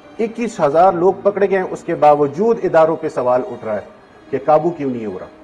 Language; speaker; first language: Urdu; non-native, local second language; Pashto